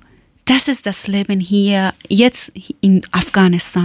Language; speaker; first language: German; non-native, learner; Persian